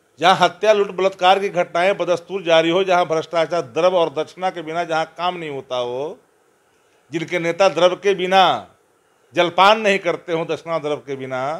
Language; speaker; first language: Hindi; native; Hindi